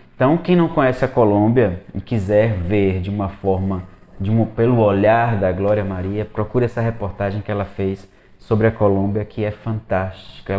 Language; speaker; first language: Portuguese; early bilingual, other home language; Spanish